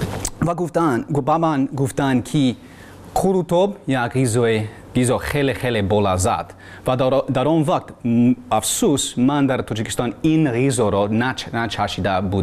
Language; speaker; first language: Persian; non-native, learner; English